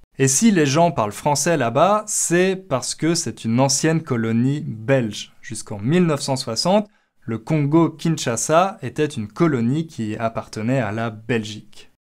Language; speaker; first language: French; native; French